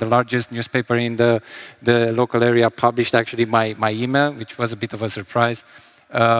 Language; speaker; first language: English; non-native, fluent; Romanian